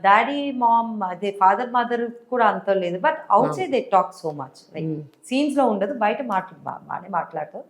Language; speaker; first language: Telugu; non-native, learner; Tamil